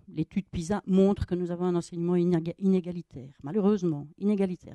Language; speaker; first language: French; native; French